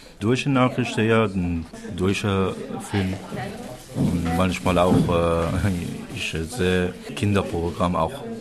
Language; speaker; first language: German; non-native, learner; Persian